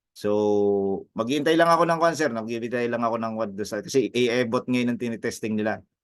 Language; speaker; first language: Filipino; native; Filipino